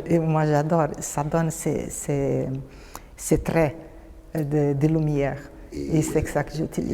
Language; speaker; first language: French; non-native, fluent; Portuguese